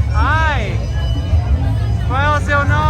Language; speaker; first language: Portuguese; non-native, learner; Italian